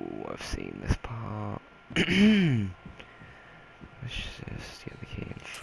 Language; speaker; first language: English; native; English